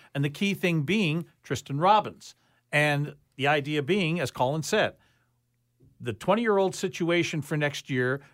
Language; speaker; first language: English; native; English